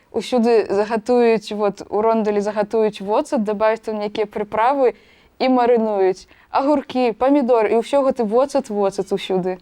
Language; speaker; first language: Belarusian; native; Belarusian